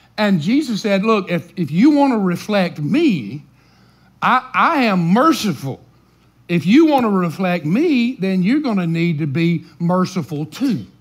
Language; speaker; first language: English; native; English